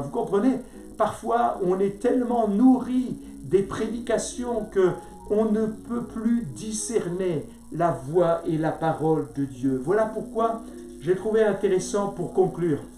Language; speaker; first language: French; native; French